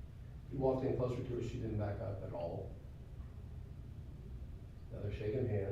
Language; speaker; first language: English; native; English